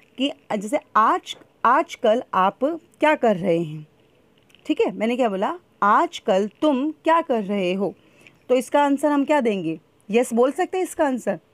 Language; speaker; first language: Hindi; native; Hindi